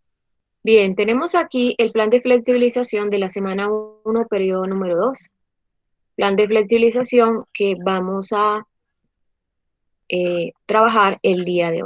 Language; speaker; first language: Spanish; native; Spanish